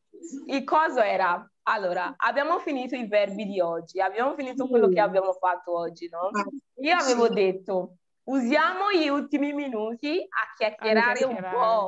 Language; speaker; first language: Italian; non-native, fluent; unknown